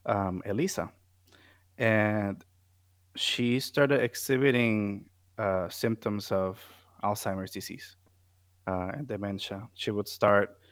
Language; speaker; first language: English; non-native, fluent; Spanish